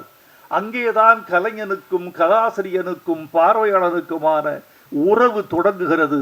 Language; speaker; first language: Tamil; native; Tamil